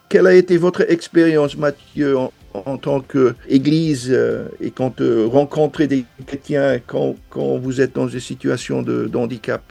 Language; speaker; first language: French; non-native, fluent; English